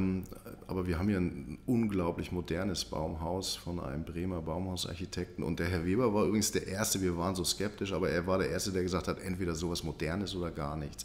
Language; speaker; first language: German; native; German